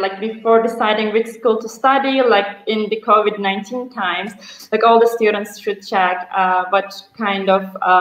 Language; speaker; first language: English; non-native, fluent; Turkish